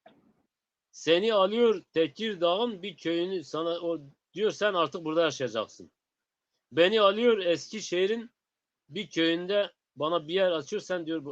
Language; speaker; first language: Turkish; non-native, local second language; Zaza